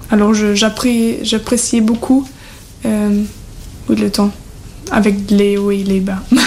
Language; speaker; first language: French; non-native, fluent; German